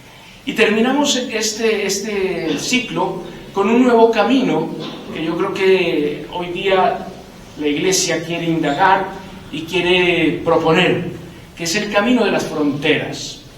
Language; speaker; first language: Spanish; native; Spanish